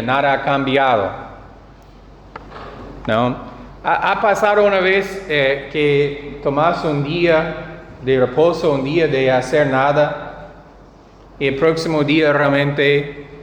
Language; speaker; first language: Spanish; non-native, fluent; English